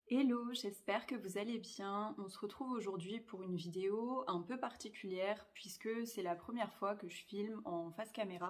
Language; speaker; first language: French; native; French